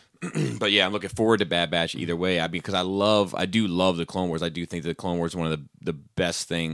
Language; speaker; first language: English; native; English